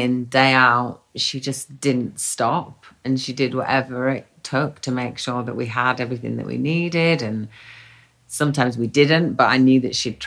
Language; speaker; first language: English; native; English